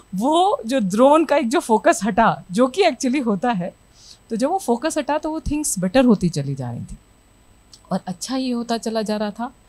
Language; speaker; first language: Hindi; native; Hindi